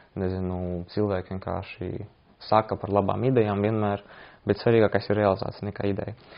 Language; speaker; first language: Latvian; non-native, local second language; Russian